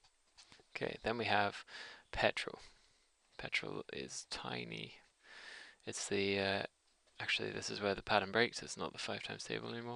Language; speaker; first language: English; native; English